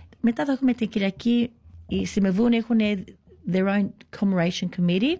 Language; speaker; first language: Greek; early bilingual, heritage; Greek